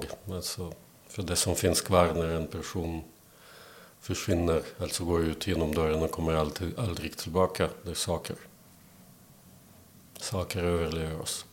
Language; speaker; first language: Swedish; non-native, fluent; Belarusian